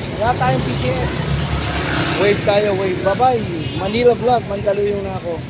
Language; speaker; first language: Filipino; native; Filipino